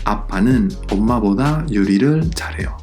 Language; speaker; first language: Korean; non-native, fluent; Spanish